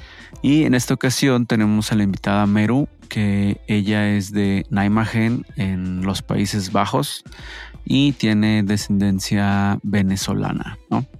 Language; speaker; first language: Spanish; native; Spanish